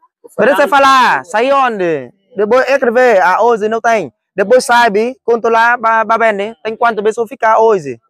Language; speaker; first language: Portuguese; non-native, learner; Vietnamese